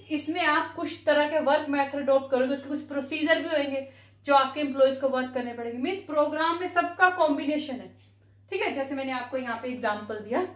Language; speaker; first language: Hindi; native; Hindi